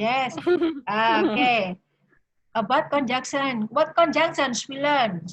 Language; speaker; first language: English; non-native, learner; Indonesian